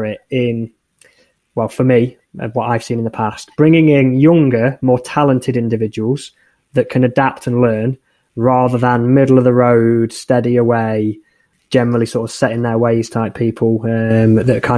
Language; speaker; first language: English; native; English